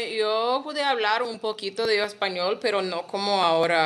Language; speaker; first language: Spanish; non-native, learner; English